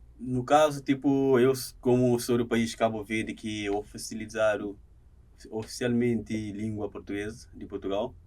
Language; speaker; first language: Portuguese; non-native, local second language; Kabuverdianu